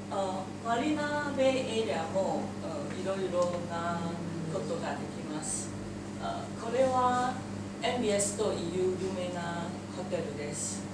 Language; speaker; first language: Japanese; non-native, learner; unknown